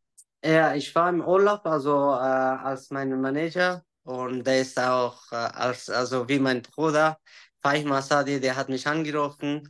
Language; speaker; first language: German; non-native, learner; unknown